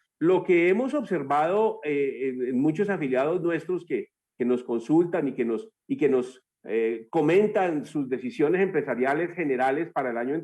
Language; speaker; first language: Spanish; native; Spanish